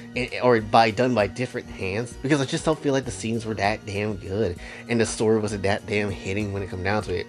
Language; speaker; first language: English; native; English